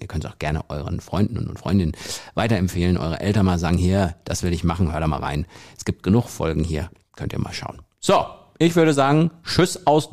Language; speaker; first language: German; native; German